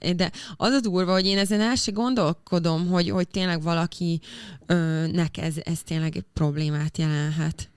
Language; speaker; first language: Hungarian; native; Hungarian